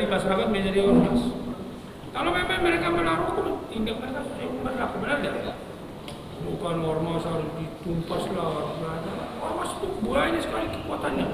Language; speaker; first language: Indonesian; non-native, local second language; Tetum